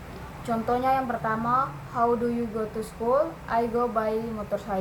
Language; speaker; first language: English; non-native, learner; Indonesian